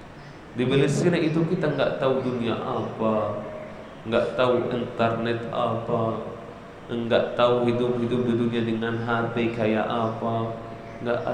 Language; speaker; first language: Indonesian; non-native, learner; Arabic